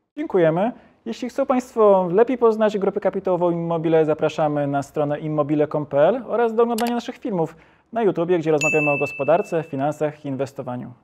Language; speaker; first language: Polish; native; Polish